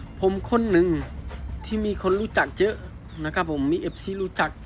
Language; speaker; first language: Thai; non-native, fluent; Khmer